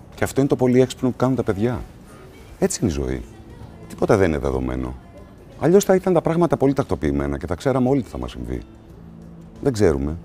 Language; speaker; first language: Greek; native; Greek